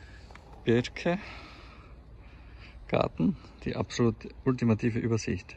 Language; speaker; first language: German; native; German